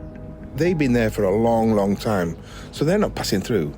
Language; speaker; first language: English; native; English